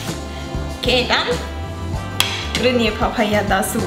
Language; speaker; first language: German; non-native, learner; Thai